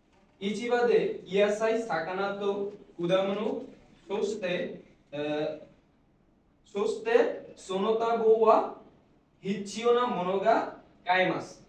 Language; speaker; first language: Japanese; non-native, learner; Bangla